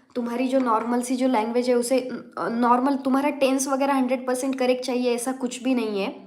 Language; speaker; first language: Hindi; non-native, local second language; Marathi